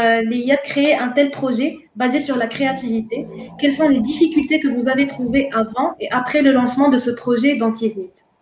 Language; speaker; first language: French; non-native, local second language; Arabic